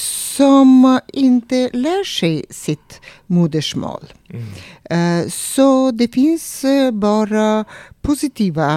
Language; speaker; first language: Swedish; non-native, fluent; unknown